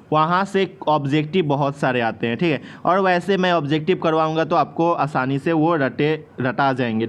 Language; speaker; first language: Hindi; native; Hindi